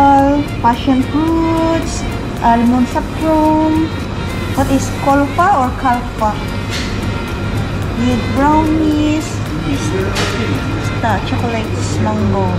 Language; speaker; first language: English; non-native, learner; Filipino